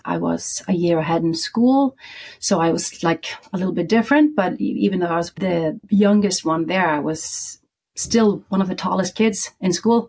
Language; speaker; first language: English; non-native, fluent; Icelandic